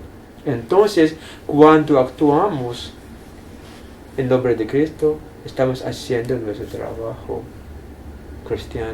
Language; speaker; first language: Spanish; non-native, fluent; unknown